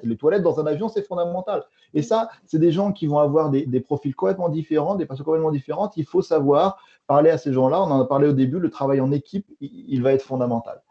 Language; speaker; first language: French; native; French